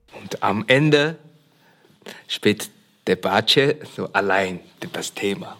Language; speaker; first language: German; non-native, fluent; Chinese